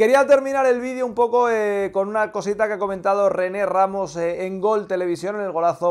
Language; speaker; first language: Spanish; native; Spanish